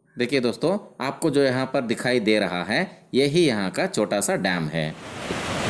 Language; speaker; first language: Hindi; non-native, local second language; Kannada